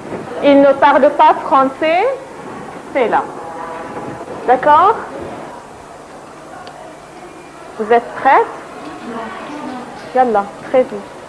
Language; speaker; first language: French; non-native, fluent; Arabic